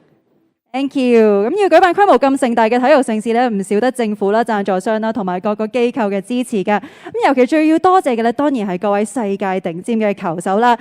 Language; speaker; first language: Cantonese; native; Cantonese